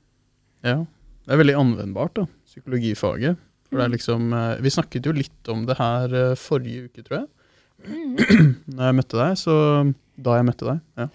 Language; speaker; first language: Norwegian; native; Norwegian